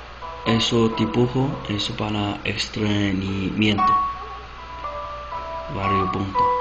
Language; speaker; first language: Spanish; non-native, learner; Chinese